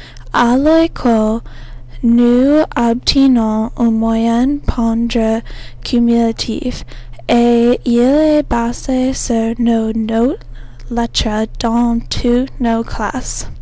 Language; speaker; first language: French; non-native, learner; English